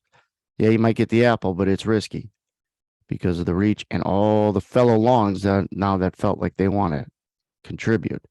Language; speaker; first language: English; native; English